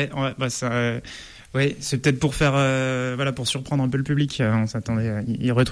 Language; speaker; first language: French; native; French